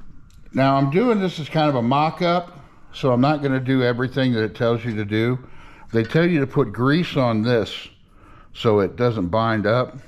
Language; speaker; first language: English; native; English